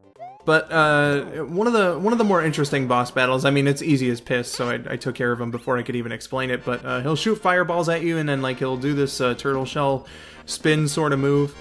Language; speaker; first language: English; native; English